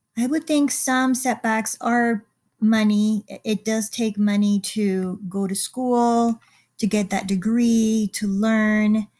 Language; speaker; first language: English; early bilingual, other home language; Spanish